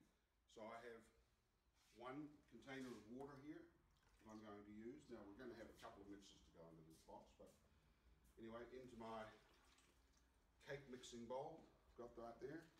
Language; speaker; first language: English; native; English